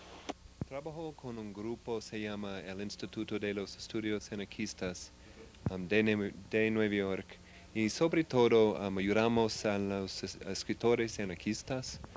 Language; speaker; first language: Spanish; non-native, fluent; English